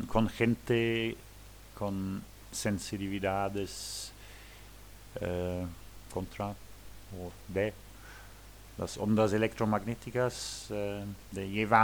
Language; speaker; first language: Spanish; non-native, learner; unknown